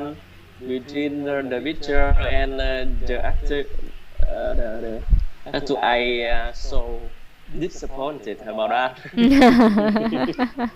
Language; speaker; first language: English; non-native, learner; Vietnamese